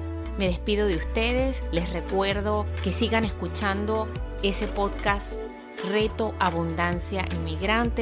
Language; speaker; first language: Spanish; native; Spanish